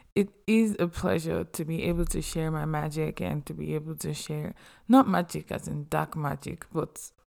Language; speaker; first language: English; non-native, local second language; Yoruba